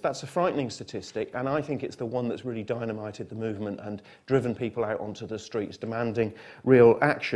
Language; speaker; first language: English; native; English